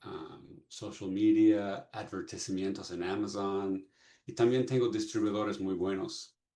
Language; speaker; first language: Spanish; non-native, fluent; English